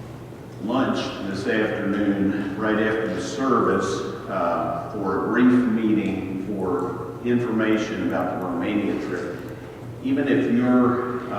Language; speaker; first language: English; native; English